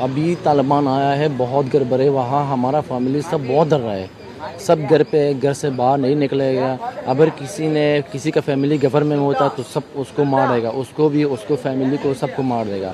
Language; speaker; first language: Hindi; non-native, learner; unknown